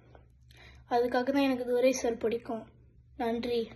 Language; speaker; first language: Tamil; early bilingual, heritage; Tamil